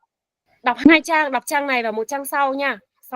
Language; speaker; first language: Vietnamese; native; Vietnamese